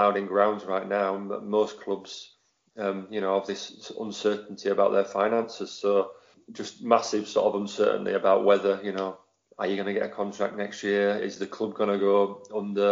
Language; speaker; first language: English; native; English